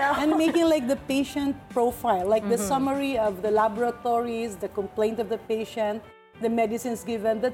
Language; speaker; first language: English; non-native, local second language; Hiligaynon